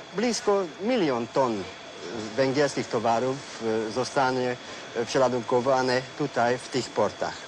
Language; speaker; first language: Polish; non-native, fluent; Hungarian